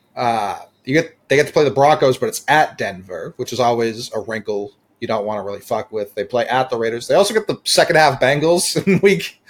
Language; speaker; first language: English; native; English